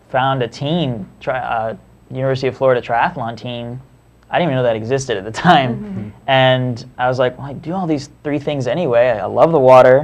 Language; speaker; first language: English; native; English